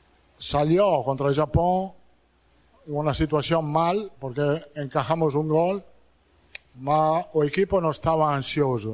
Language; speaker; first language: Portuguese; non-native, fluent; Italian